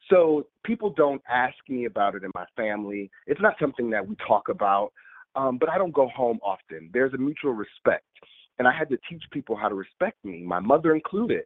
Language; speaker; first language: English; native; English